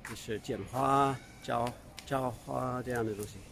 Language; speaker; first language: Chinese; non-native, fluent; English